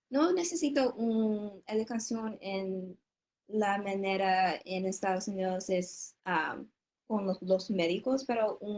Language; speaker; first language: Spanish; non-native, learner; English